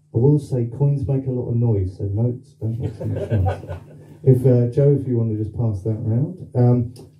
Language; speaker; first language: English; native; English